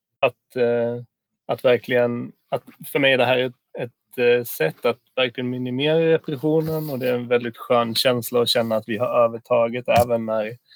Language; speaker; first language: Swedish; native; Swedish